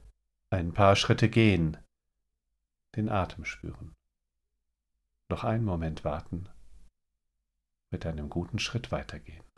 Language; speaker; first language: German; native; German